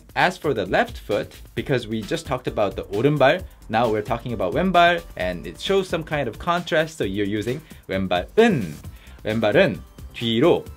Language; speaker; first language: English; non-native, fluent; Korean